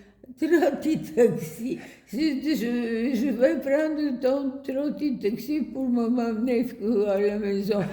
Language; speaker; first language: French; non-native, fluent; Bulgarian